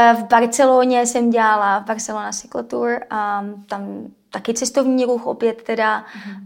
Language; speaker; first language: Czech; native; Czech